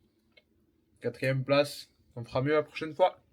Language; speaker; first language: French; native; French